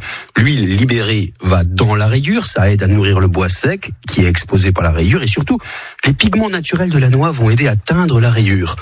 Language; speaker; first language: French; native; French